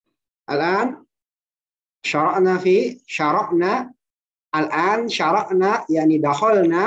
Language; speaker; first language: Arabic; non-native, fluent; Indonesian